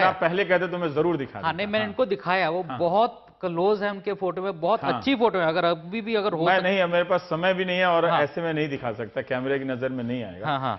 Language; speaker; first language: Hindi; native; Hindi